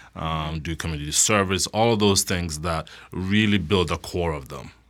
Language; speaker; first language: English; non-native, local second language; Akan